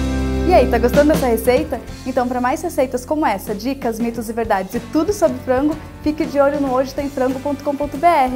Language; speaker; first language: Portuguese; native; Portuguese